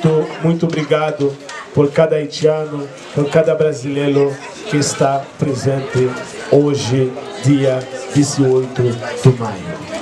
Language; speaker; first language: Portuguese; non-native, learner; Haitian Creole